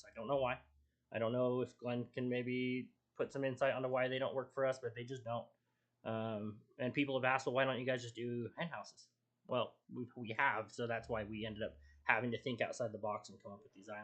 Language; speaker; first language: English; native; English